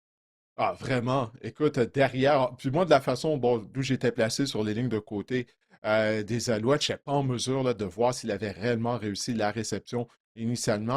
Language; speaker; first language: French; native; French